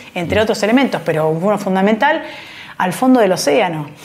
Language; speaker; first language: Spanish; native; Spanish